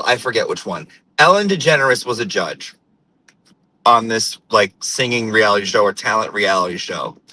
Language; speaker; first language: English; native; English